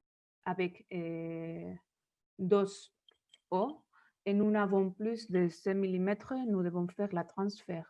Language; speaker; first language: French; non-native, fluent; Spanish